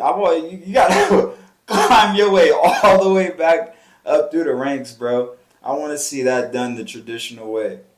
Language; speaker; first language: English; native; English